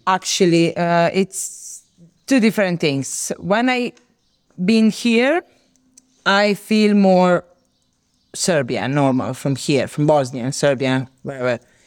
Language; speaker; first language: English; non-native, learner; Serbian